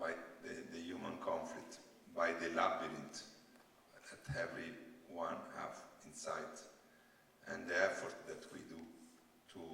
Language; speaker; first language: English; non-native, learner; Italian